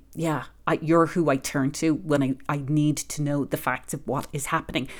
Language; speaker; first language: English; native; English